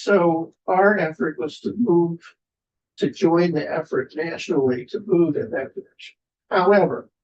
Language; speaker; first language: English; native; English